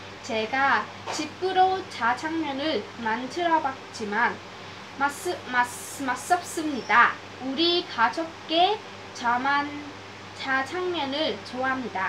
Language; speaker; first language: Korean; non-native, learner; Vietnamese